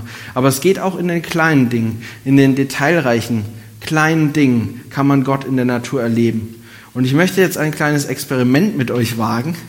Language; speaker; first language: German; native; German